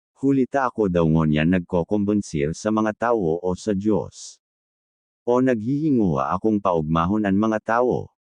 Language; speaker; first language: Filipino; non-native, local second language; Bikol